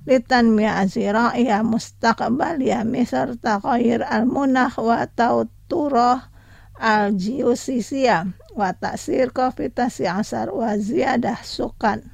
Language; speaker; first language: Arabic; non-native, fluent; Indonesian